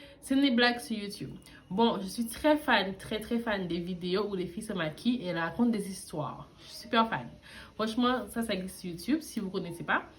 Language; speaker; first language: French; early bilingual, other home language; English